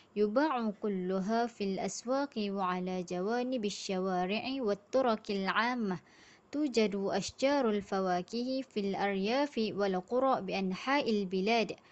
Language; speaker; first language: Arabic; non-native, learner; Malay